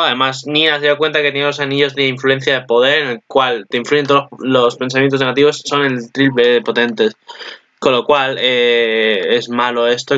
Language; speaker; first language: Spanish; native; Spanish